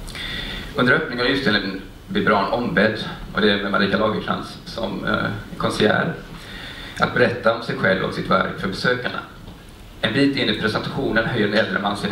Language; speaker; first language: Swedish; native; Swedish